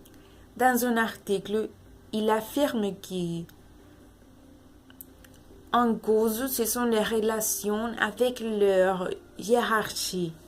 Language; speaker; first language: French; non-native, learner; Spanish